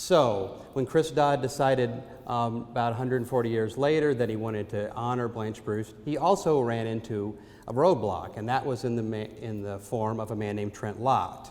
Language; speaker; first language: English; native; English